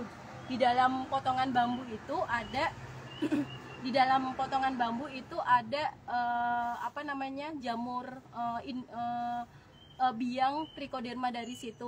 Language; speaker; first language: Indonesian; native; Indonesian